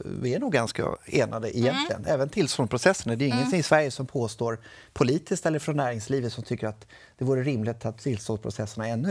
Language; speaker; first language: Swedish; native; Swedish